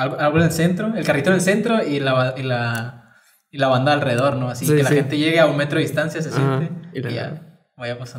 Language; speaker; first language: Spanish; native; Spanish